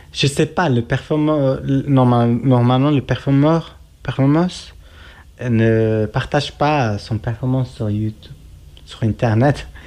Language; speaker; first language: French; non-native, learner; Kurdish